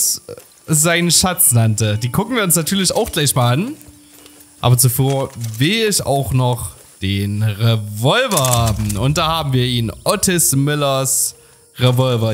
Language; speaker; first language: German; native; German